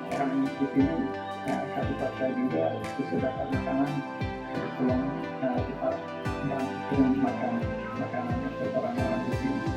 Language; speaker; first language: Indonesian; non-native, learner; English